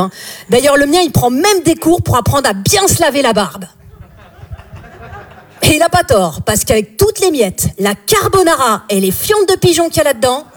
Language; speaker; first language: French; native; French